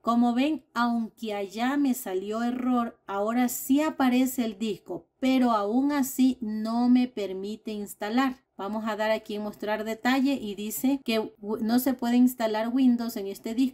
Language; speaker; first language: Spanish; native; Spanish